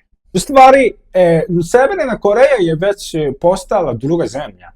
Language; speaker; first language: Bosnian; non-native, fluent; Korean